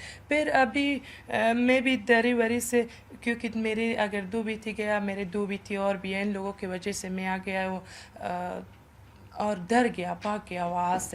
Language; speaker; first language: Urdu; non-native, learner; Persian